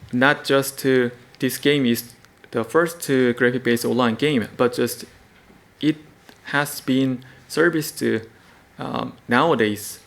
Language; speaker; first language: English; non-native, learner; Korean